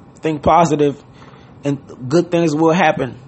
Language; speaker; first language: English; non-native, fluent; Haitian Creole